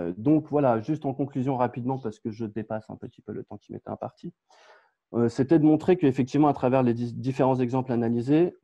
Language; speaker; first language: French; native; French